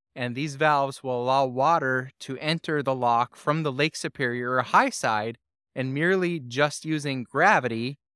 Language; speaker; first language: English; native; English